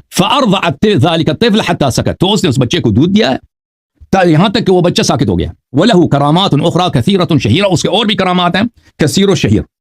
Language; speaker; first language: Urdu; non-native, fluent; Persian